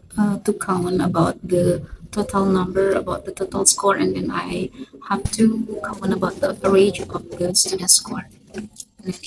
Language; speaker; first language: English; non-native, fluent; Indonesian